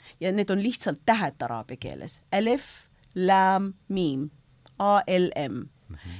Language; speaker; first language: Estonian; early bilingual, heritage; Estonian